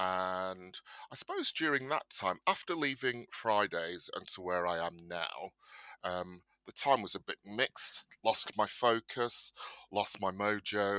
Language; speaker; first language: English; native; English